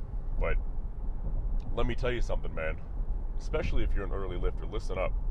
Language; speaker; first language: English; native; English